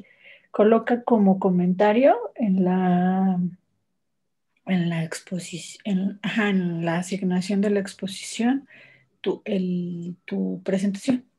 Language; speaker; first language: Spanish; native; Spanish